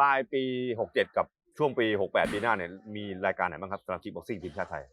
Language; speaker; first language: Thai; native; Thai